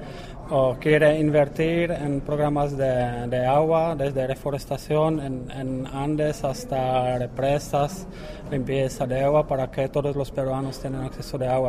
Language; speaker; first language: Spanish; non-native, fluent; Czech